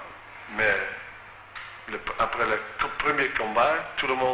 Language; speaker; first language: French; non-native, learner; Dutch